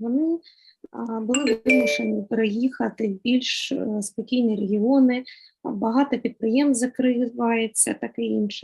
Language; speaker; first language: Ukrainian; native; Ukrainian